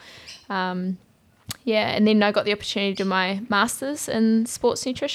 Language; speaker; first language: English; native; English